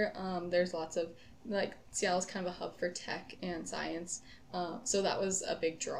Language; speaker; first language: English; native; English